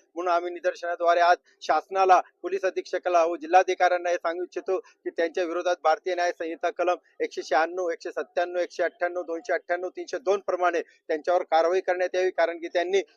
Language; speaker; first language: Marathi; non-native, local second language; Urdu